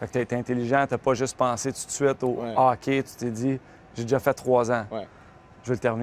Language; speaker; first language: French; native; French